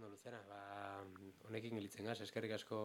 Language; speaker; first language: Basque; native; Basque